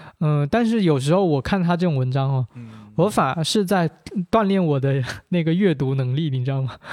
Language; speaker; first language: Chinese; non-native, local second language; Min Nan Chinese